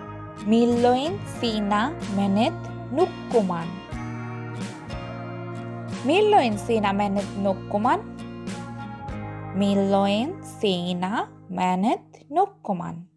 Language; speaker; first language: Finnish; non-native, learner; Bangla